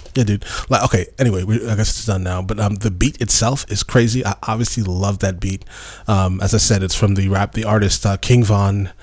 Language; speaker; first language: English; native; English